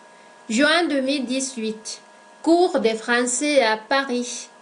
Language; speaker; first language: French; non-native, fluent; Spanish